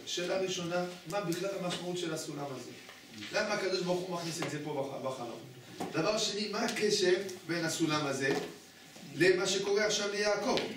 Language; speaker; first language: Hebrew; native; Hebrew